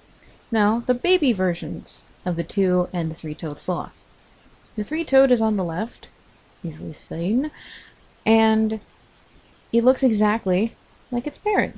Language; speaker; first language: English; native; English